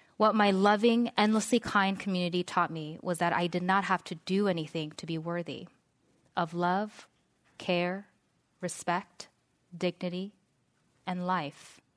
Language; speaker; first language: English; non-native, fluent; Korean